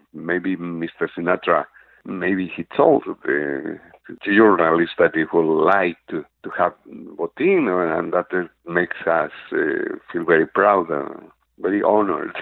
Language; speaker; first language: English; non-native, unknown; Spanish